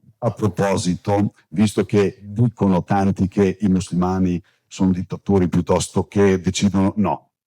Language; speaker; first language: Italian; non-native, fluent; Turkish